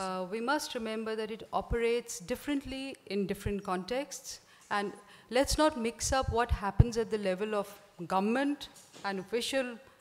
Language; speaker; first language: English; non-native, local second language; Hindi